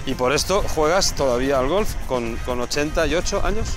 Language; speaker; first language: Spanish; native; Spanish